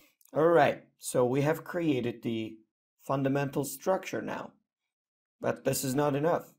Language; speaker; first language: English; non-native, fluent; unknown